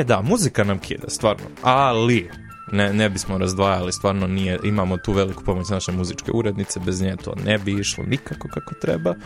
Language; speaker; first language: Serbian; native; Serbian